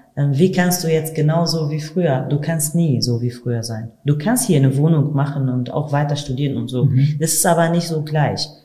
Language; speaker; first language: German; non-native, fluent; Arabic